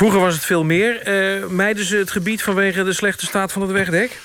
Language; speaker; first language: Dutch; native; Dutch